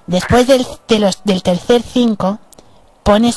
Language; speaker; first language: Spanish; native; Spanish